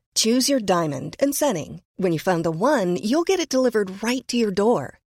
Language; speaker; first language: English; native; English